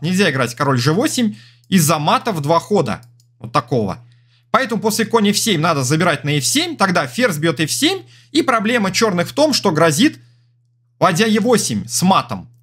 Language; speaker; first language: Russian; native; Russian